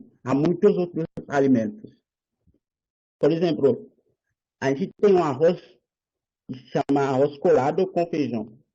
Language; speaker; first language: Portuguese; non-native, learner; Haitian Creole